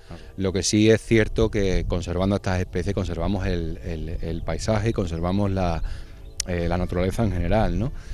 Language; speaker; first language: Spanish; native; Spanish